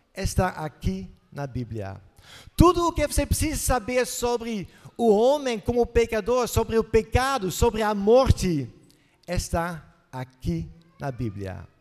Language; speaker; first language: Portuguese; non-native, fluent; Dutch